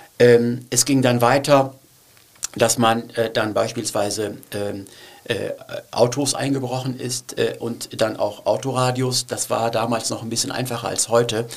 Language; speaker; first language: German; early bilingual, other home language; Turkish